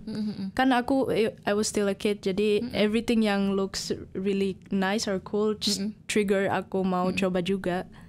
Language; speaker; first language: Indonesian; early bilingual, heritage; Indonesian